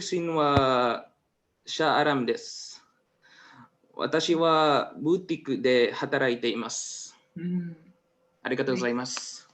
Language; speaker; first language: Japanese; non-native, learner; Malay